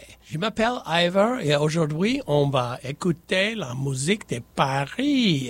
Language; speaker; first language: French; non-native, learner; English